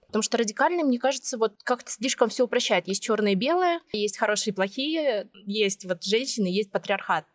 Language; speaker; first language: Russian; native; Russian